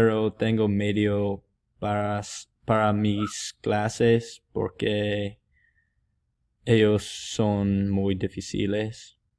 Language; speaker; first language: Spanish; non-native, learner; English